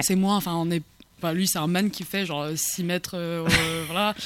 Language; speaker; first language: French; early bilingual, other home language; English